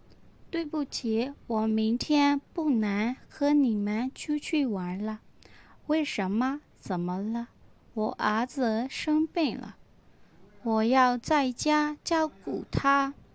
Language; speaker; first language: Chinese; non-native, learner; Burmese